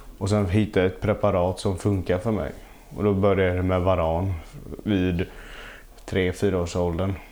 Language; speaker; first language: Swedish; early bilingual, other home language; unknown